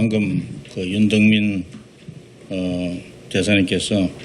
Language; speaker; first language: Korean; native; Korean